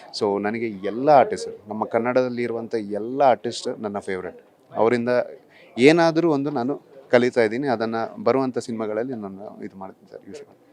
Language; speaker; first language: Kannada; non-native, local second language; Tulu